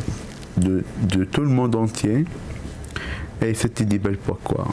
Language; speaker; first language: French; non-native, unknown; Arabic